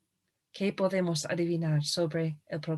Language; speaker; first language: Spanish; non-native, fluent; English